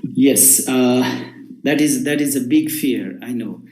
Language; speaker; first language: English; non-native, local second language; Nepali